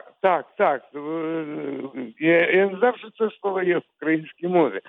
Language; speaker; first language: Ukrainian; non-native, local second language; Russian